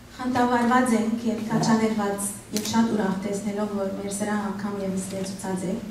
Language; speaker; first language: Armenian; early bilingual, heritage; Armenian